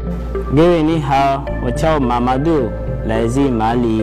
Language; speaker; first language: Chinese; non-native, fluent; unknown